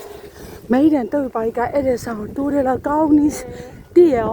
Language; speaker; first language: Finnish; non-native, learner; Burmese